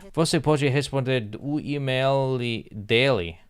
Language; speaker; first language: Portuguese; non-native, learner; English